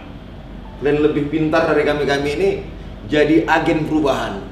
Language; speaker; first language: Indonesian; native; Indonesian